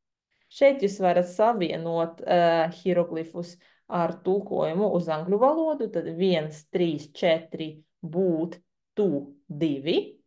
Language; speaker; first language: Latvian; non-native, fluent; Chinese